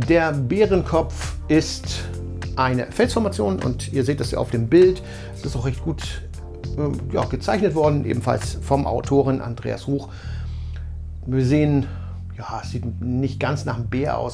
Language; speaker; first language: German; native; German